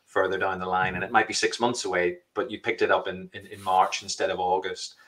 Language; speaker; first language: English; native; English